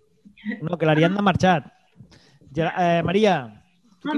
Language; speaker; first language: Catalan; native; Catalan